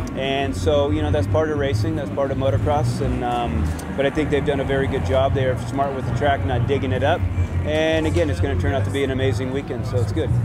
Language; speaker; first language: English; native; English